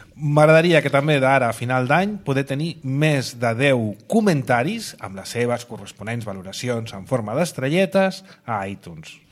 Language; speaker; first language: Catalan; native; Catalan